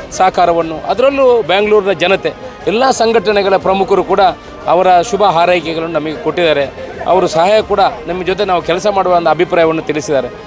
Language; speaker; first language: Kannada; non-native, local second language; Tulu